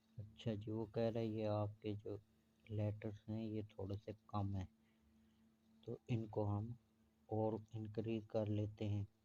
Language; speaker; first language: Urdu; non-native, local second language; Punjabi